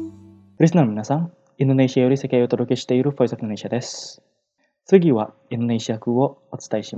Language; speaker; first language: Japanese; non-native, fluent; Indonesian